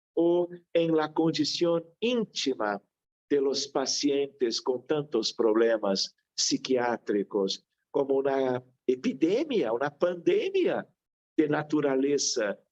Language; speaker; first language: Spanish; non-native, fluent; Portuguese